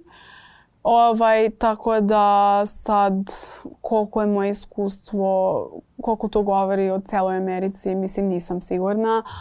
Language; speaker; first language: Serbian; non-native, fluent; English